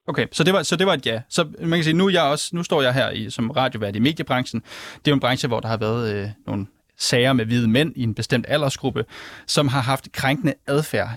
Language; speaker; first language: Danish; native; Danish